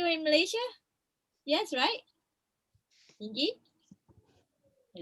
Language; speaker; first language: English; non-native, local second language; Malay